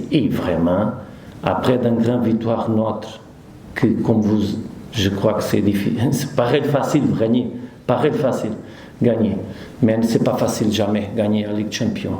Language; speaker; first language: French; non-native, learner; Portuguese